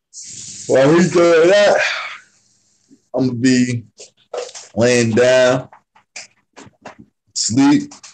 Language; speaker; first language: English; native; English